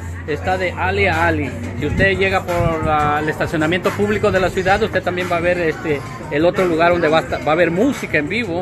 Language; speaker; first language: Spanish; native; Spanish